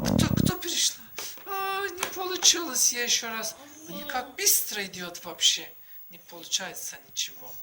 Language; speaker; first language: Russian; non-native, learner; Turkish